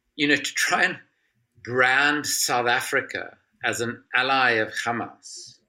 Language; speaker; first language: English; native; English